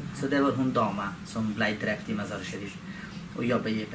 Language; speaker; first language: Norwegian; non-native, learner; Persian